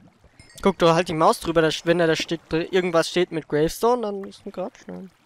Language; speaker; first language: German; native; German